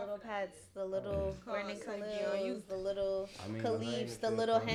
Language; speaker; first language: English; early bilingual, other home language; Spanish